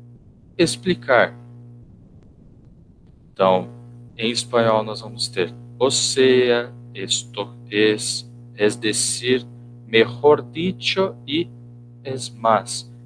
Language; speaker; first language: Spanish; non-native, fluent; Portuguese